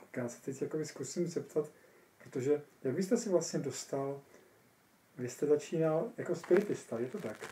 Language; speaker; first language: Czech; native; Czech